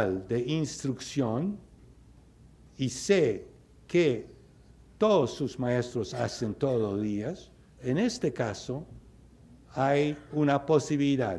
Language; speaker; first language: Spanish; non-native, fluent; English